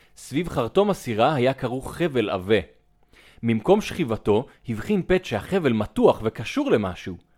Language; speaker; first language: Hebrew; native; Hebrew